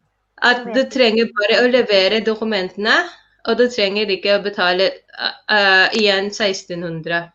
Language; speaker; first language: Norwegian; non-native, fluent; Filipino